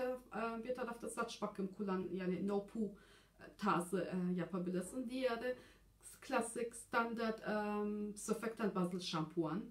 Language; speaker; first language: Turkish; early bilingual, heritage; German